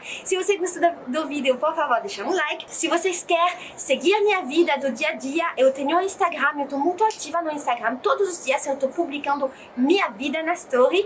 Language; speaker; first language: Portuguese; non-native, fluent; French